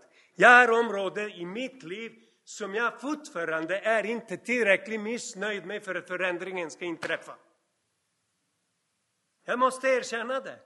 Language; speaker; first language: Swedish; non-native, fluent; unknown